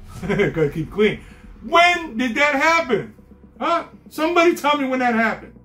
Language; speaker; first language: English; native; English